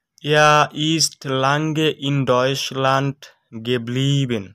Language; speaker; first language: German; non-native, fluent; Bangla